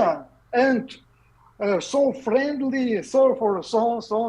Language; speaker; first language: English; non-native, learner; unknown